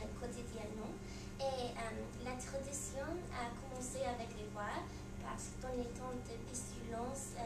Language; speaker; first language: French; non-native, learner; English